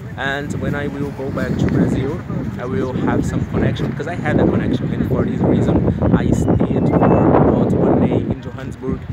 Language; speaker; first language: English; non-native, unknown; Portuguese